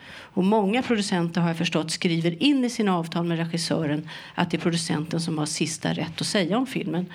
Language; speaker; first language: Swedish; native; Swedish